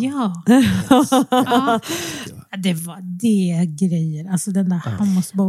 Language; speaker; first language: Swedish; early bilingual, other home language; Arabic